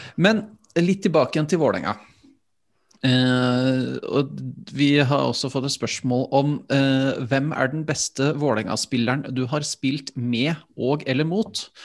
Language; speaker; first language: Norwegian; native; Norwegian